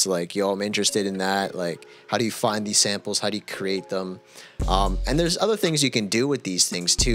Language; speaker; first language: English; native; English